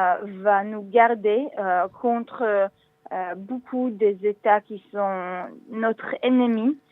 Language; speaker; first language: French; non-native, learner; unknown